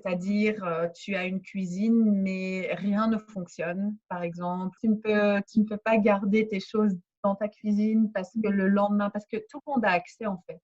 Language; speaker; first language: French; early bilingual, other home language; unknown